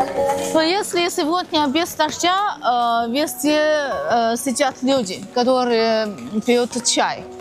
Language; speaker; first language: Russian; non-native, fluent; Chinese